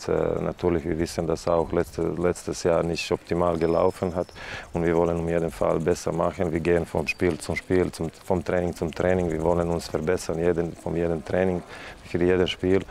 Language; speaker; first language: German; non-native, fluent; Serbian